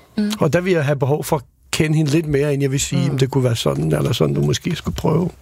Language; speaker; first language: Danish; non-native, fluent; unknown